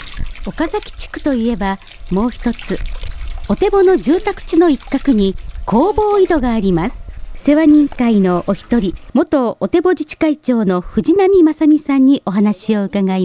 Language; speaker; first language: Japanese; native; Japanese